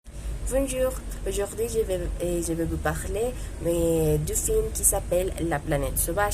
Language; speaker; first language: French; non-native, learner; Spanish